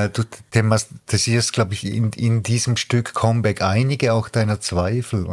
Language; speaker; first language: German; native; German